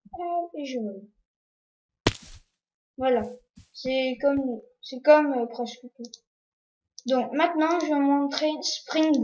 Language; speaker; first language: French; non-native, learner; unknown